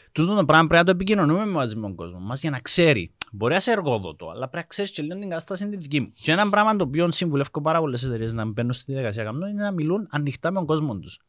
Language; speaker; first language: Greek; native; Greek